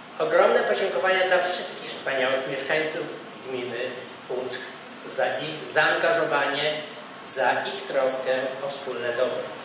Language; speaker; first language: Polish; native; Polish